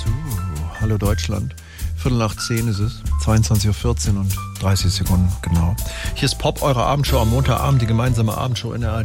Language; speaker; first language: German; native; German